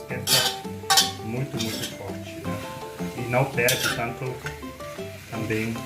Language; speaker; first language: Portuguese; non-native, learner; German